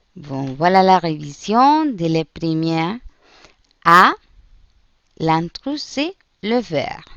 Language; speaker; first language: French; non-native, fluent; Spanish